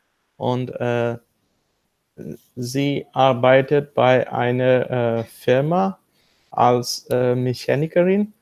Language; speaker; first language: German; non-native, learner; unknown